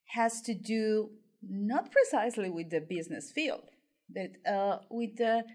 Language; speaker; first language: English; non-native, fluent; Spanish